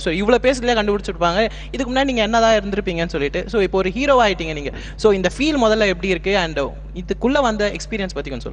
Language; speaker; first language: Tamil; native; Tamil